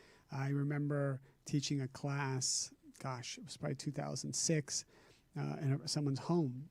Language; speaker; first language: English; native; English